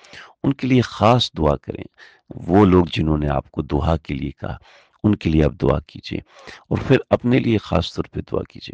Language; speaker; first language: Urdu; native; Urdu